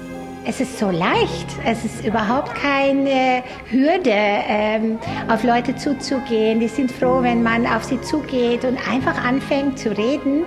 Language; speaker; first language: German; non-native, fluent; Dutch